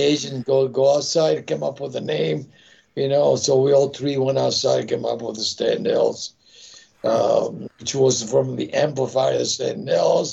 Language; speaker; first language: English; non-native, fluent; Italian